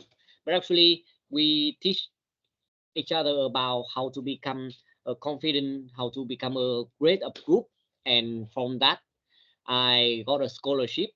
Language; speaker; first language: English; non-native, learner; Vietnamese